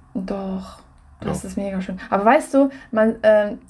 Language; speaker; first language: German; non-native, fluent; Russian